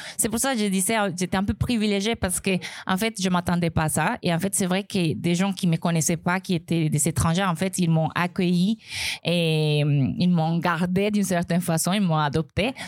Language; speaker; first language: French; non-native, fluent; Spanish